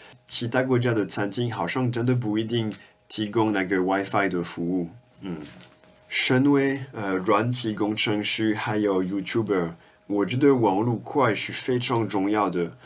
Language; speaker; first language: Chinese; non-native, fluent; French